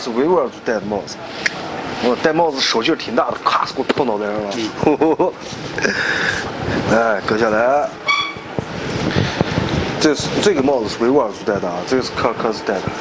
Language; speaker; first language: Chinese; native; Chinese